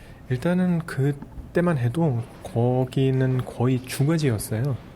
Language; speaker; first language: Korean; early bilingual, heritage; Korean